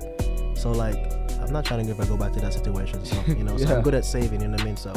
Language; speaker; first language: English; non-native, local second language; Jamaican Creole English